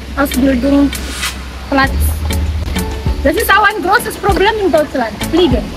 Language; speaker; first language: German; non-native, learner; Indonesian